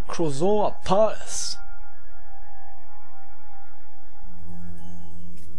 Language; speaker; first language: French; native; French